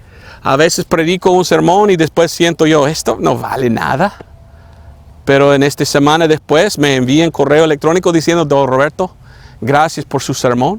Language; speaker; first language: Spanish; non-native, fluent; English